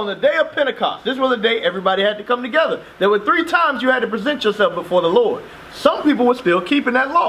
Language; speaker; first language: English; native; English